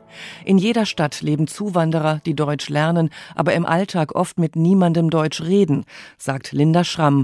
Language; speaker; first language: German; native; German